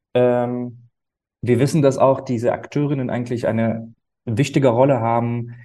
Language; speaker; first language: German; non-native, fluent; Arabic